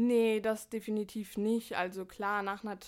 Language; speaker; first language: German; native; German